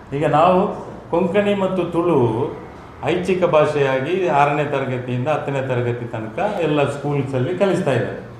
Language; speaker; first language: Kannada; non-native, local second language; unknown